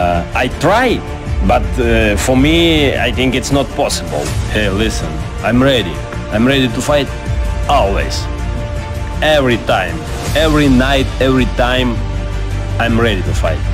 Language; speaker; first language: English; non-native, learner; Ukrainian